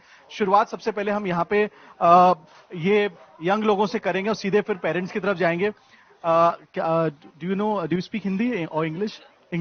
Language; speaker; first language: Hindi; native; Hindi